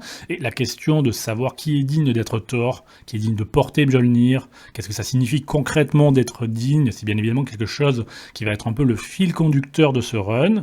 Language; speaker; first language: French; native; French